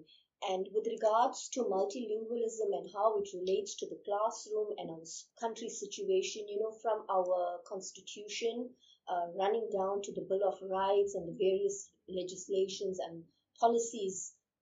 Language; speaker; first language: English; non-native, local second language; Urdu